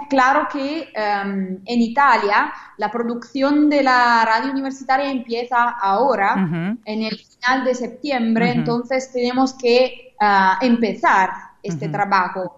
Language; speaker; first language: Spanish; non-native, fluent; Italian